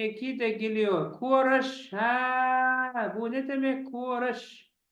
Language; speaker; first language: Turkish; non-native, learner; Chechen